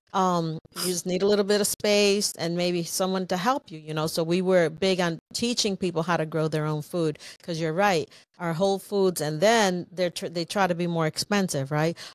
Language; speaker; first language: English; native; English